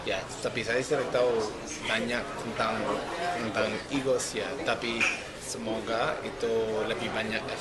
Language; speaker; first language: Indonesian; non-native, learner; English